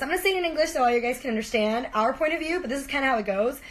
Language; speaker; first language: English; early bilingual, other home language; Spanish